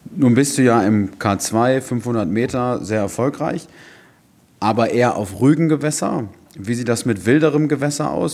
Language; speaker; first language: German; native; German